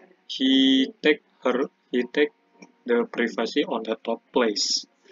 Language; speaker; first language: English; non-native, learner; Indonesian